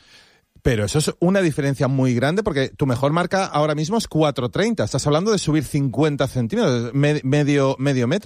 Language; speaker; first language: Spanish; native; Spanish